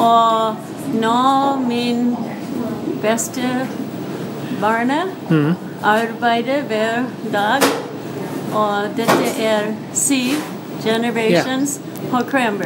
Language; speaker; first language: Norwegian; early bilingual, heritage; English